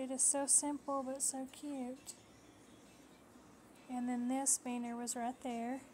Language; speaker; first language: English; native; English